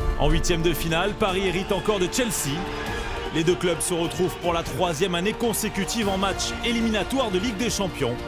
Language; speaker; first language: French; native; French